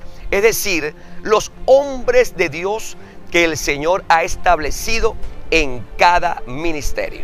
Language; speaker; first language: Spanish; native; Spanish